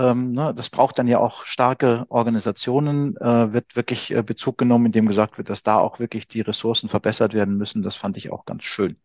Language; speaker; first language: German; native; German